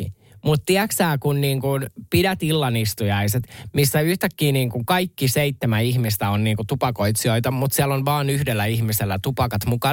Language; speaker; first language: Finnish; native; Finnish